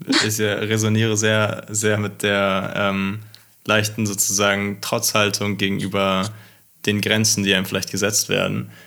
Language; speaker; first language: German; native; German